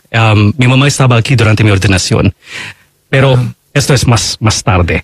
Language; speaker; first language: Spanish; non-native, fluent; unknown